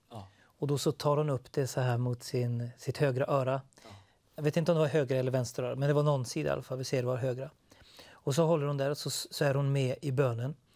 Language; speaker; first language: Swedish; native; Swedish